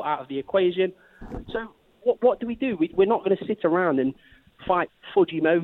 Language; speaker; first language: English; native; English